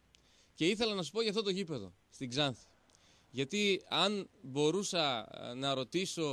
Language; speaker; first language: Greek; native; Greek